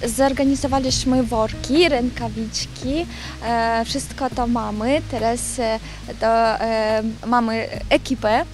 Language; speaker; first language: Polish; non-native, learner; Ukrainian